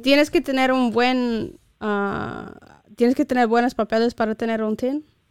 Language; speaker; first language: Spanish; non-native, fluent; English